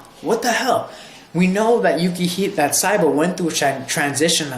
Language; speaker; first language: English; native; English